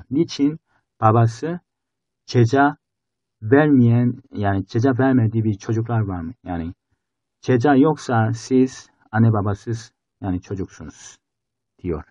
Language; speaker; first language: Turkish; non-native, fluent; Korean